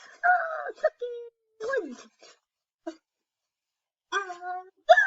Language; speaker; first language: English; non-native, learner; Spanish